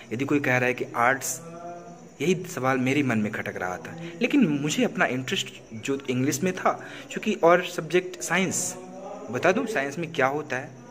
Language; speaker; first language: Hindi; native; Hindi